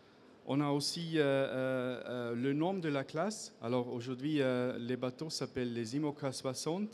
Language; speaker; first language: French; non-native, fluent; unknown